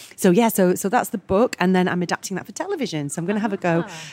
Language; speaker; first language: English; native; English